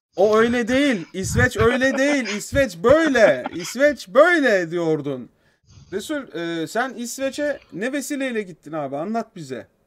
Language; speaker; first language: Turkish; native; Turkish